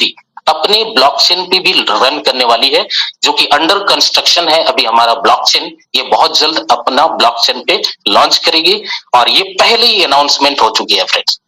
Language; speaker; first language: Hindi; native; Hindi